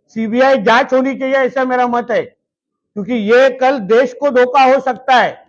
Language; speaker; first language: Hindi; non-native, local second language; Marathi